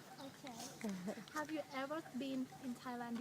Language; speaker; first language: English; non-native, learner; Thai